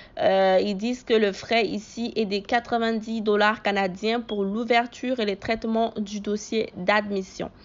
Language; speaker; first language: French; native; French